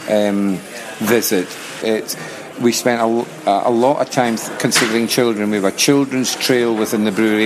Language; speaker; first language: English; native; English